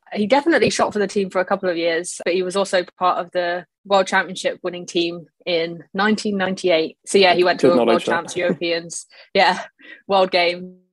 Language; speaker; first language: English; native; English